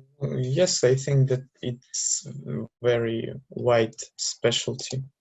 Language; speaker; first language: English; non-native, learner; Russian